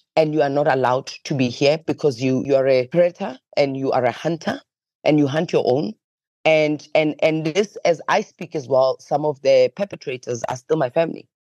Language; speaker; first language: English; non-native, local second language; Zulu